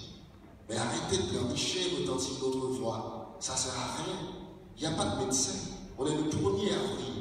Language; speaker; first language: French; non-native, local second language; Haitian Creole